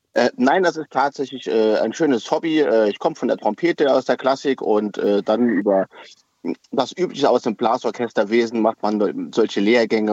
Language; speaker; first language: German; native; German